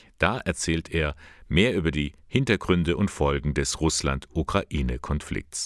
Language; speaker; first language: German; native; German